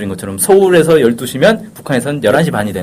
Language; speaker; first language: Korean; native; Korean